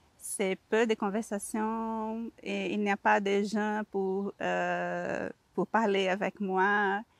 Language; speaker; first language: French; non-native, learner; Portuguese